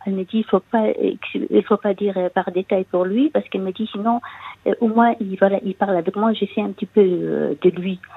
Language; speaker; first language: French; non-native, local second language; Arabic